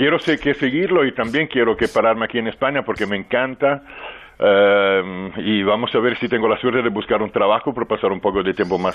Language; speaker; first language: Spanish; non-native, fluent; Italian